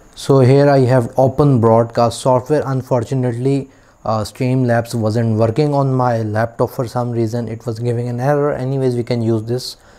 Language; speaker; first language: English; non-native, local second language; Urdu